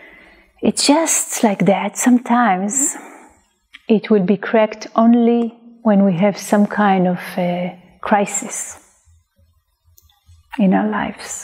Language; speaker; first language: English; non-native, fluent; Hebrew